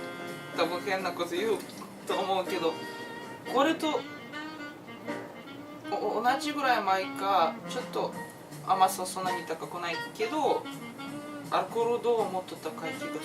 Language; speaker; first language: Japanese; non-native, fluent; Russian